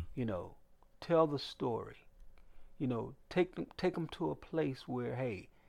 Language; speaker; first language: English; native; English